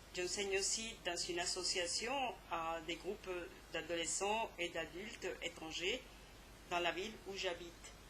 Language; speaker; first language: French; non-native, fluent; Spanish